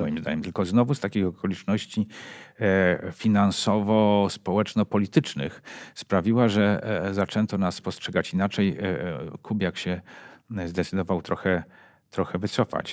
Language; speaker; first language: Polish; native; Polish